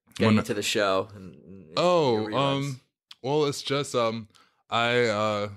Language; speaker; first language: English; native; English